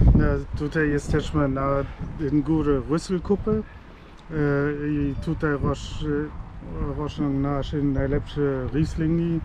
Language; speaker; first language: Polish; non-native, fluent; German